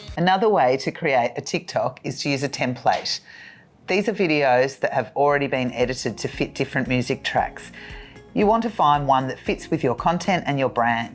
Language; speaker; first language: English; native; English